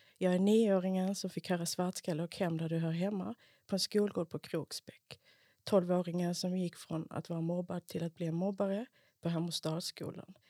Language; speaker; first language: Swedish; early bilingual, other home language; Spanish